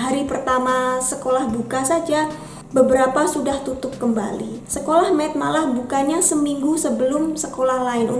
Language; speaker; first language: Indonesian; native; Indonesian